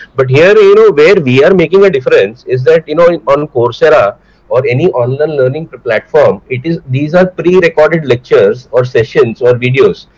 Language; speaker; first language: English; non-native, local second language; Marathi